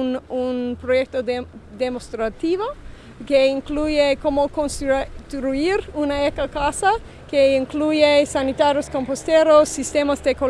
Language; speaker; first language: Spanish; non-native, fluent; English